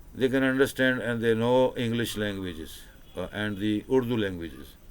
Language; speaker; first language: English; non-native, local second language; Urdu